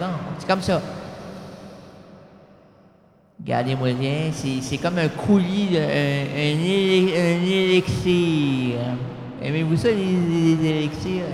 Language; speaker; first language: French; native; French